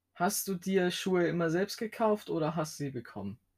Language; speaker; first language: German; native; German